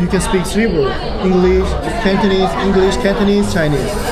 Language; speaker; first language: English; non-native, learner; Korean